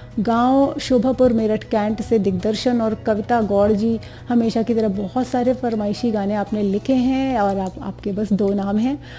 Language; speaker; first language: Hindi; native; Hindi